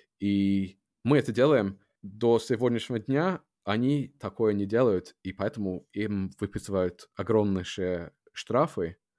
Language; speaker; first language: Russian; non-native, fluent; English